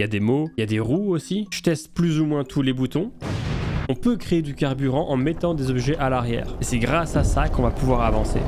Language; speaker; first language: French; native; French